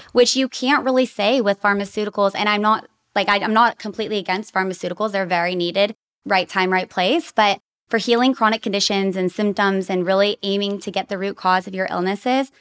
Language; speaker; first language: English; native; English